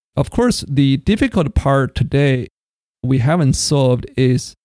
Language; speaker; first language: English; non-native, fluent; Chinese